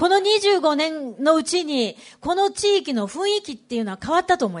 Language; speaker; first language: Japanese; native; Japanese